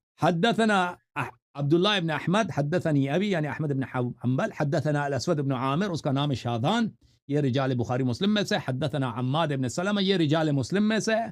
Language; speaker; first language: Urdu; non-native, fluent; Persian